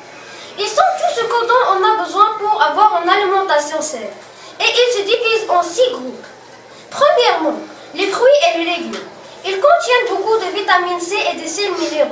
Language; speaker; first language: French; non-native, local second language; Arabic